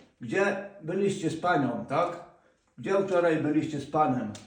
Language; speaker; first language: Polish; non-native, fluent; Ukrainian